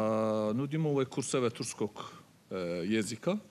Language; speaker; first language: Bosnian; non-native, fluent; Turkish